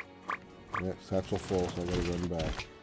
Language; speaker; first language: English; native; English